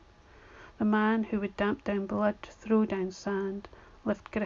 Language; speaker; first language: English; native; English